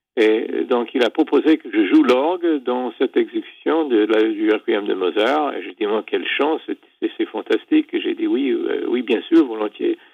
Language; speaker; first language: French; non-native, fluent; English